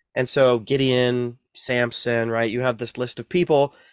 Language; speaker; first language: English; native; English